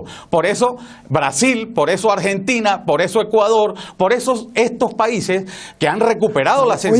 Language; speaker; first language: Spanish; native; Spanish